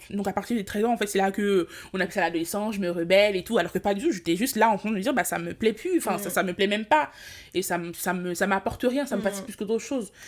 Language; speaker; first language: French; early bilingual, other home language; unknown